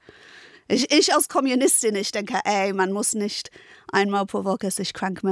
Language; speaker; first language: German; non-native, fluent; English